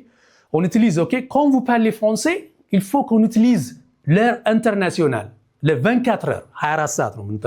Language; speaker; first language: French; non-native, fluent; Amharic